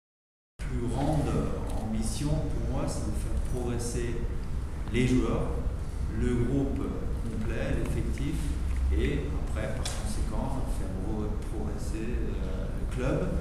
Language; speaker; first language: French; non-native, fluent; German